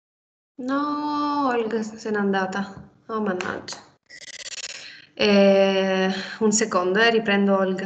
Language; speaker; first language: Italian; native; Italian